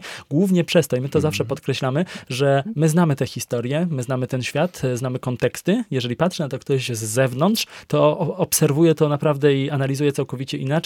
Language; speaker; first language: Polish; native; Polish